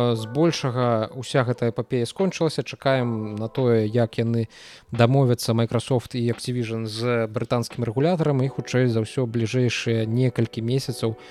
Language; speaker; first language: Belarusian; native; Belarusian